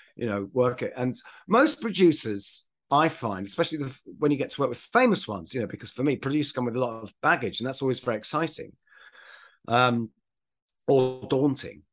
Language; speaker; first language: English; native; English